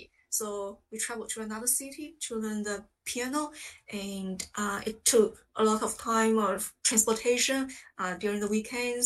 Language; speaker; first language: English; non-native, fluent; Chinese